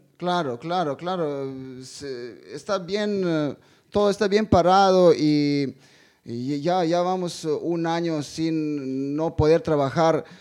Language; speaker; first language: Spanish; non-native, fluent; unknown